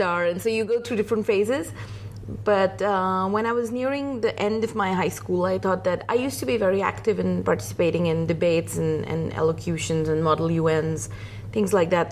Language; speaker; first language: English; non-native, local second language; Hindi